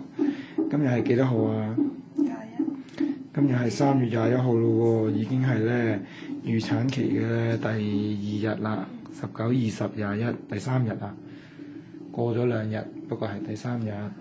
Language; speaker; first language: Cantonese; native; Cantonese